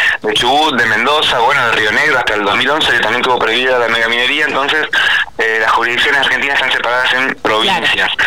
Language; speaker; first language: Spanish; native; Spanish